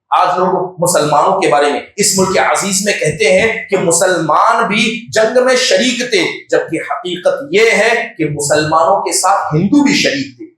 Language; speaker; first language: Urdu; native; Urdu